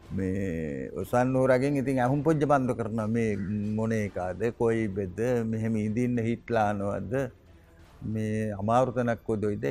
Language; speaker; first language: Sinhala; native; Sinhala